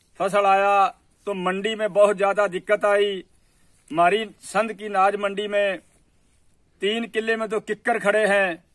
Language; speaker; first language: Hindi; native; Hindi